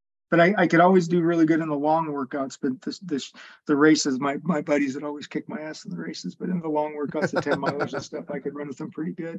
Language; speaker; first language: English; native; English